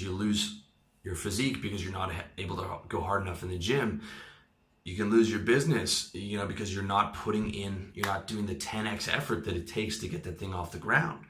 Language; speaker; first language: English; native; English